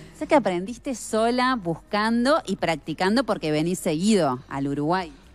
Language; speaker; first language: Spanish; native; Spanish